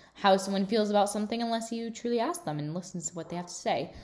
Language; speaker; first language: English; native; English